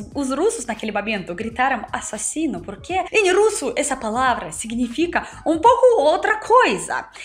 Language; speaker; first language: Portuguese; non-native, learner; Russian